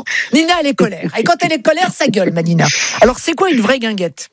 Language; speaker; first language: French; native; French